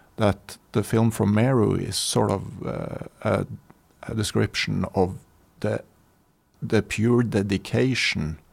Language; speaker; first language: English; non-native, fluent; Norwegian